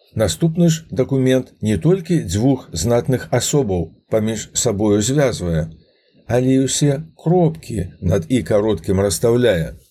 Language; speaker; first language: Belarusian; native; Belarusian